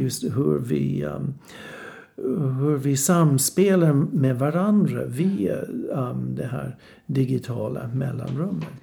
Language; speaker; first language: Swedish; non-native, fluent; English